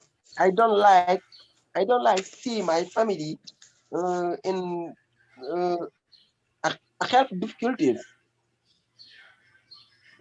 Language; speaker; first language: English; non-native, learner; French